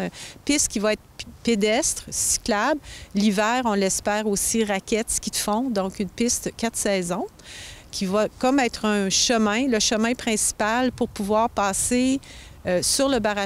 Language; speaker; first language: French; native; French